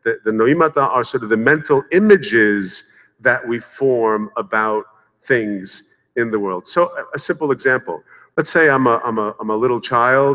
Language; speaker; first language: English; native; English